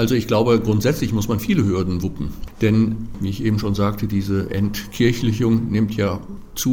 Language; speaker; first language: German; native; German